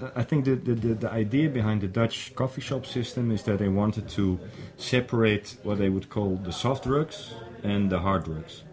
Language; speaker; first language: English; non-native, fluent; Dutch